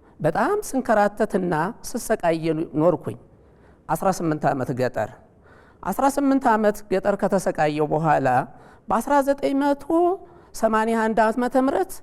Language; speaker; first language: Amharic; native; Amharic